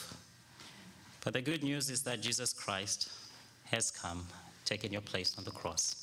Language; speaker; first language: English; non-native, local second language; Shona